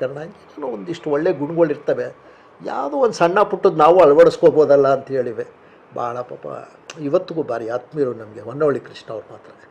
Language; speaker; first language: Kannada; native; Kannada